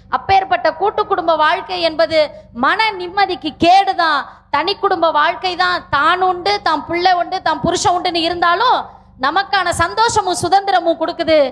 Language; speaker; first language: Tamil; native; Tamil